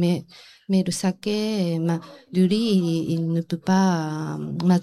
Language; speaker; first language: French; non-native, learner; Japanese